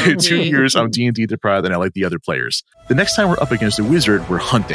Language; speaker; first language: English; native; English